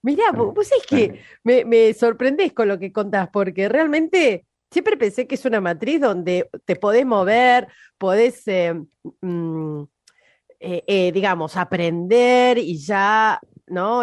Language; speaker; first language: Spanish; native; Spanish